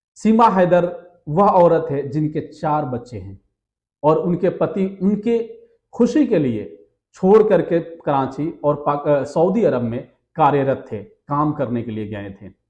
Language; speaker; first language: Hindi; native; Hindi